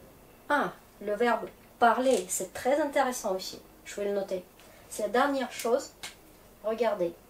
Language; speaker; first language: French; non-native, fluent; Russian